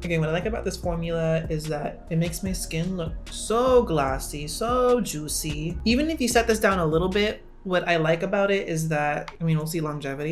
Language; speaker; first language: English; native; English